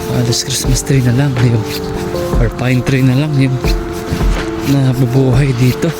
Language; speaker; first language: Filipino; non-native, local second language; Hiligaynon